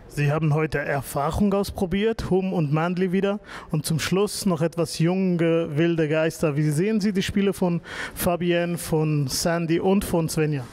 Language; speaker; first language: German; native; German